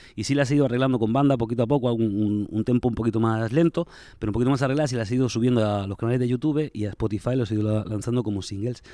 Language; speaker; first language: Spanish; native; Spanish